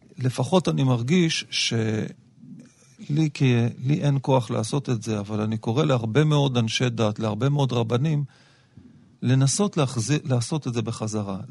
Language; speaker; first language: Hebrew; native; Hebrew